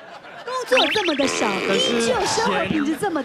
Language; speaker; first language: Chinese; native; Chinese